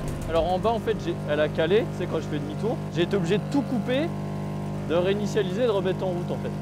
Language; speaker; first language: French; native; French